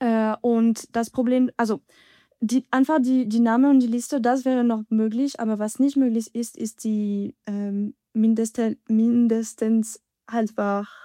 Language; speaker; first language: German; non-native, fluent; French